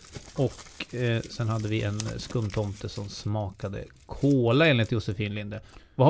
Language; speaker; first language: Swedish; native; Swedish